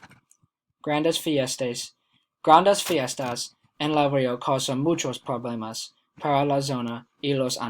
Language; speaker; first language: Spanish; non-native, learner; English